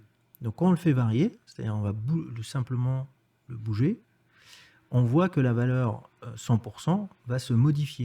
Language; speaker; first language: French; native; French